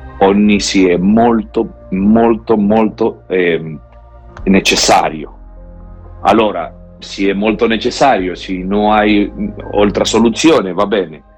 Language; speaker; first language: Italian; non-native, learner; Spanish